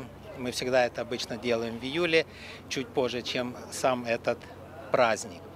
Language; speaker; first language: Russian; native; Russian